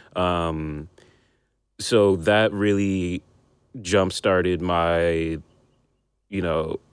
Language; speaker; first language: English; native; English